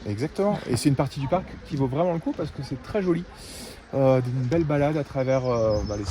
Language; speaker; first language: French; native; French